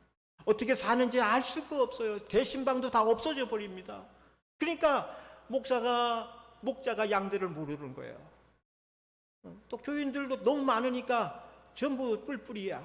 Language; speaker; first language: Korean; native; Korean